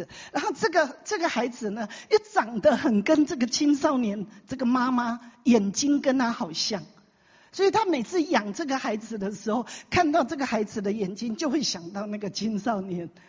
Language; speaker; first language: Chinese; native; Chinese